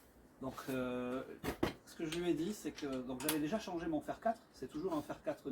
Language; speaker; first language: French; native; French